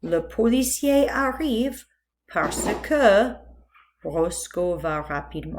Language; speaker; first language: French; non-native, fluent; English